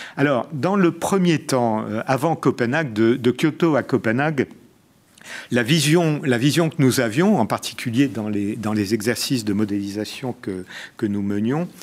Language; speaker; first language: French; native; French